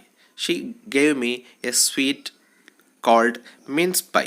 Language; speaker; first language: English; non-native, local second language; Malayalam